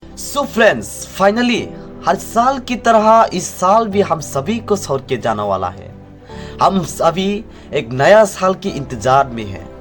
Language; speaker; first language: Hindi; non-native, local second language; Kok Borok